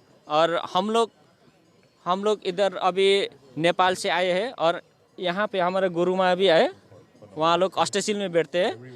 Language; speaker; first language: Hindi; non-native, learner; Nepali